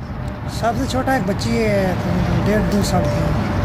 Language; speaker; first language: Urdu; non-native, local second language; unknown